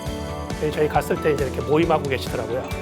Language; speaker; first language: Korean; native; Korean